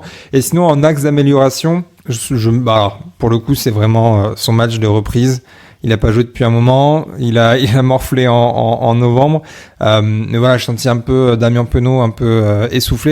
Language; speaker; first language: French; native; French